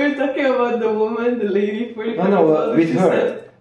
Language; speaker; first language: English; non-native, fluent; Italian